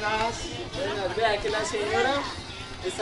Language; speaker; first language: Spanish; native; Spanish